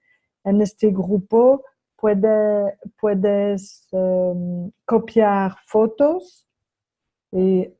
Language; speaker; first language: Spanish; non-native, fluent; French